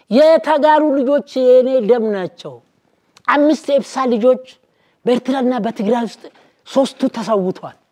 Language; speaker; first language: Amharic; non-native, local second language; Oromo